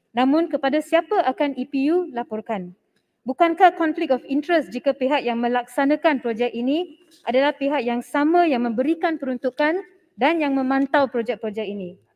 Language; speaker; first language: Malay; non-native, local second language; Tamil